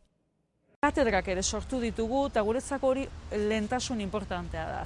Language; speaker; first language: Basque; native; Basque